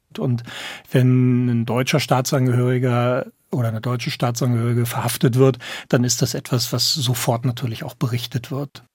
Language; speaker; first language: German; native; German